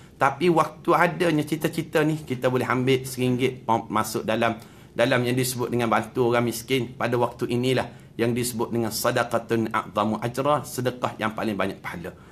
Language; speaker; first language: Malay; native; Malay